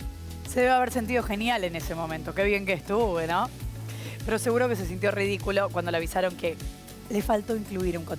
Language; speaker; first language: Spanish; native; Spanish